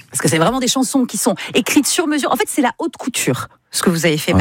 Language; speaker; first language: French; native; French